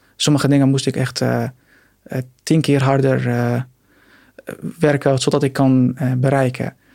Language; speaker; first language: Dutch; non-native, fluent; Arabic